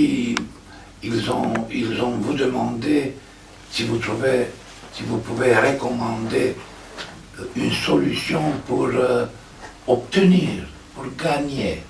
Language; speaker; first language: French; non-native, fluent; Romanian